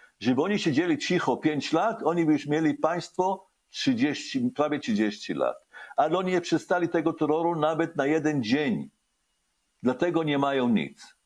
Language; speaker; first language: Polish; early bilingual, heritage; Hebrew